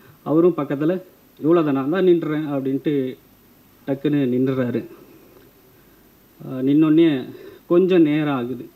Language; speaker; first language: Tamil; native; Tamil